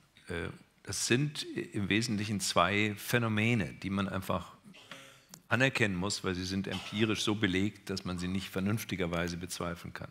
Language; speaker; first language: German; native; German